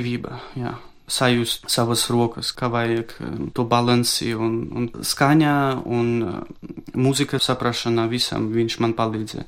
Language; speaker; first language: Latvian; non-native, local second language; Russian